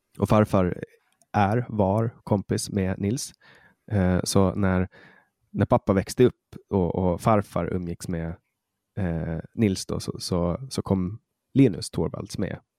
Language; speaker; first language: Swedish; native; Swedish